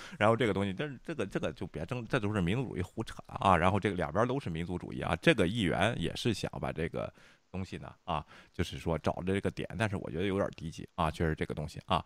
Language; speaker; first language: Chinese; native; Chinese